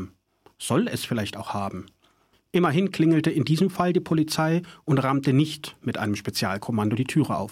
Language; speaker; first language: German; native; German